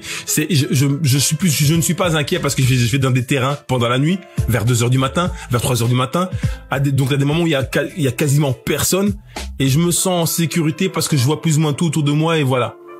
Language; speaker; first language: French; native; French